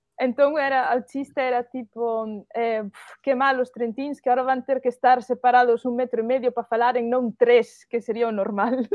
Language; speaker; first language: Galician; early bilingual, heritage; Galician